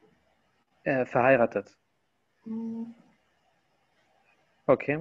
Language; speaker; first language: German; non-native, fluent; Spanish